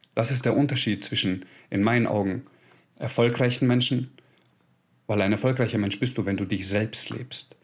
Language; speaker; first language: German; early bilingual, other home language; Croatian